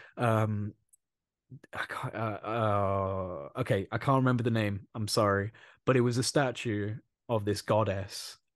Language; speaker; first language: English; native; English